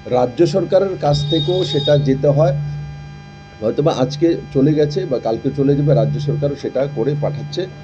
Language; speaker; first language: Bangla; native; Bangla